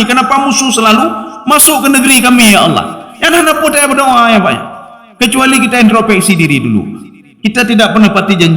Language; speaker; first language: Indonesian; native; Indonesian